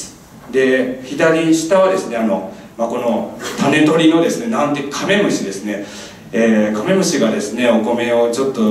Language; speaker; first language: Japanese; native; Japanese